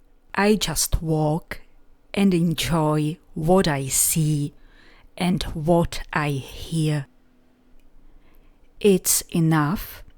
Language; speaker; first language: English; non-native, fluent; Czech